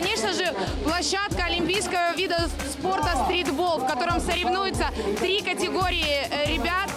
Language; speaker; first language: Russian; native; Russian